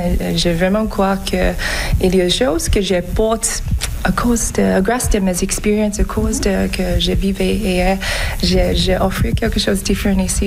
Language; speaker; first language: French; non-native, learner; English